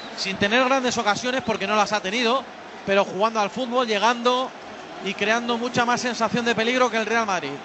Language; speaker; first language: Spanish; native; Spanish